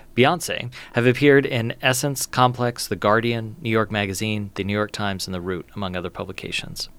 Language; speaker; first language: English; native; English